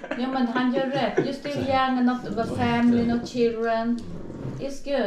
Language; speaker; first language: English; non-native, learner; Swedish